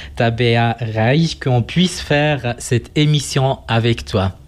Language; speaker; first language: French; non-native, local second language; German